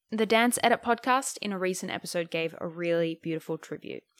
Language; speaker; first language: English; native; English